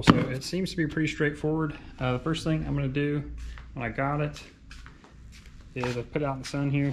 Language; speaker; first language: English; native; English